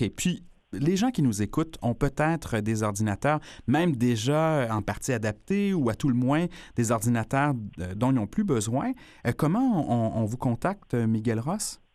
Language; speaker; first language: French; native; French